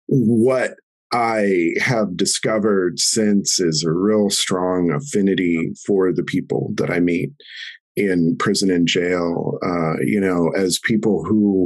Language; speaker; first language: English; native; English